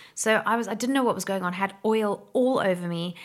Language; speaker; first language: English; native; English